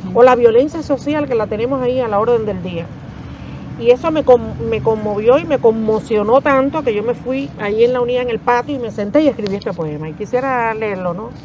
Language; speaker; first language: Spanish; native; Spanish